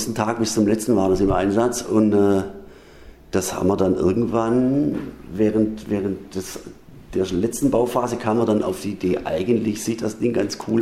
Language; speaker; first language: German; native; German